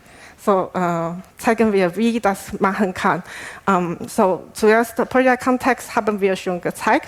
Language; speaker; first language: German; non-native, learner; Chinese